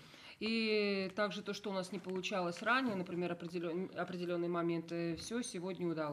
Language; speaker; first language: Russian; native; Russian